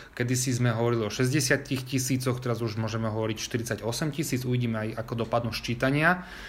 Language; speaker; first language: Slovak; early bilingual, heritage; Slovak